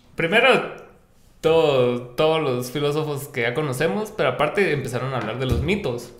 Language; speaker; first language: Spanish; native; Spanish